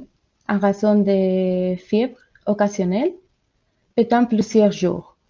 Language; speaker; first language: French; non-native, learner; Spanish